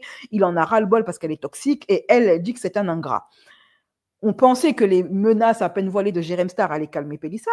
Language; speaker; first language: French; native; French